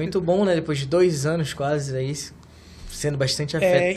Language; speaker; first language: Portuguese; native; Portuguese